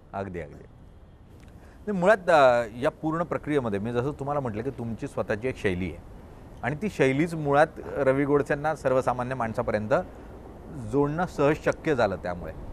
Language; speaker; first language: Marathi; native; Marathi